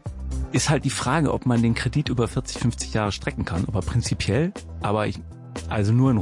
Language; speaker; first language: German; native; German